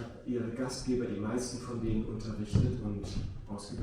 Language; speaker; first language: German; native; German